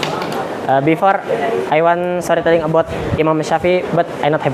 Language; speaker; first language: English; non-native, learner; Indonesian